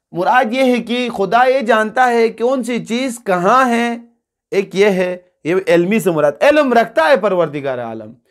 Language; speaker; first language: Urdu; non-native, local second language; Balti